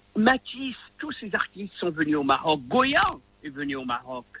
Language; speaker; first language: French; non-native, local second language; Arabic